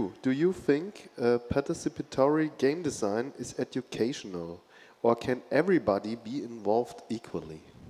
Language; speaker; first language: English; non-native, fluent; German